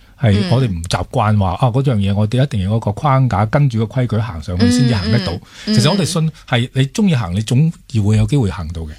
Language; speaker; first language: Cantonese; native; Cantonese